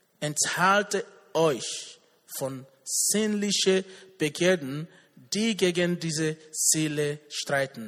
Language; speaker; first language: German; non-native, learner; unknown